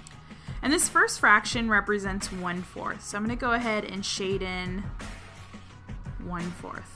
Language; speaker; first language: English; native; English